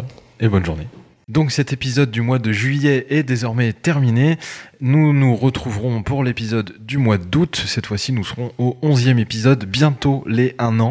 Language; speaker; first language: French; native; French